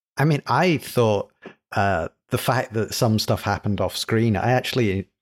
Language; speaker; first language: English; native; English